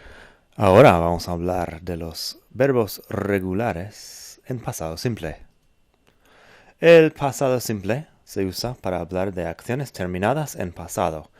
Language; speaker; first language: Spanish; non-native, fluent; English